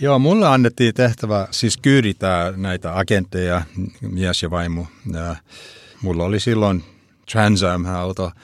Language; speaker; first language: Finnish; early bilingual, heritage; Finnish